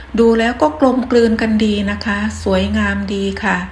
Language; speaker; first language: Thai; native; Thai